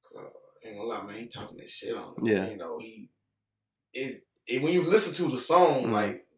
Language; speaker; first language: English; native; English